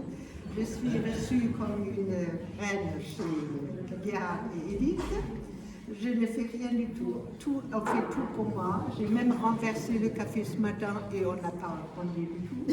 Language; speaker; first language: French; non-native, fluent; German